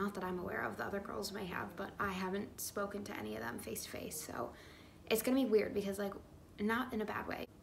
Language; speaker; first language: English; native; English